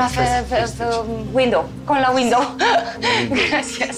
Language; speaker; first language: Spanish; non-native, learner; Romanian